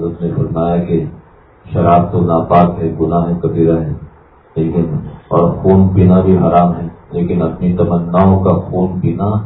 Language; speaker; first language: Urdu; native; Urdu